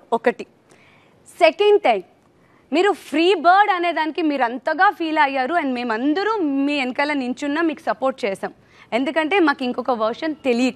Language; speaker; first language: Telugu; native; Telugu